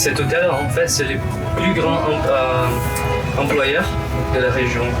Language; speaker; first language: French; non-native, learner; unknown